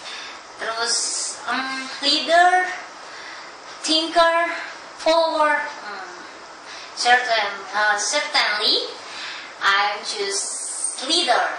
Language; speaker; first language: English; non-native, learner; Indonesian